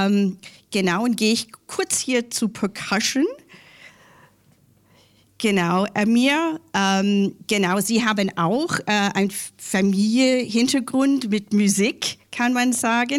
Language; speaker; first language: German; non-native, fluent; English